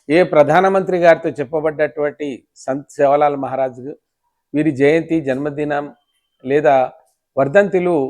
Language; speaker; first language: Telugu; non-native, local second language; Lambadi